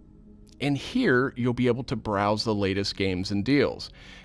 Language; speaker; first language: English; native; English